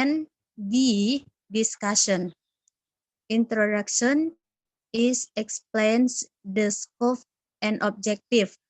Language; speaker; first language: English; non-native, learner; Indonesian